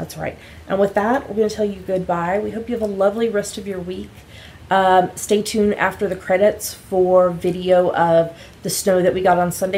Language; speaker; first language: English; native; English